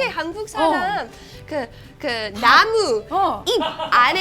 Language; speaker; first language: Korean; non-native, fluent; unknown